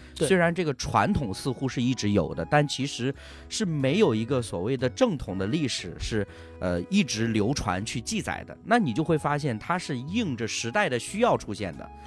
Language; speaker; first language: Chinese; native; Chinese